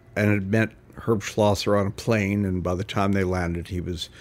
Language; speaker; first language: English; native; English